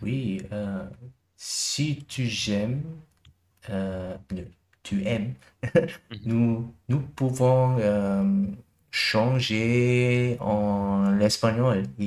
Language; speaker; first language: French; non-native, learner; German